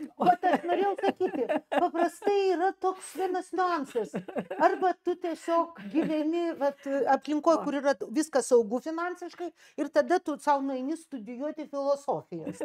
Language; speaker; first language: Lithuanian; native; Lithuanian